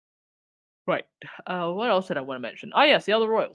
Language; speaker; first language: English; native; English